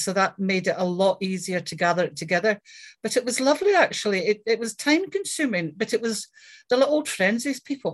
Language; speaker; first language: English; native; English